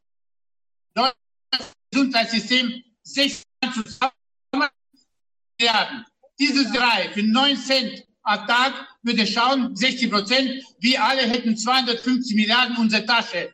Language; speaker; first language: German; non-native, fluent; Romanian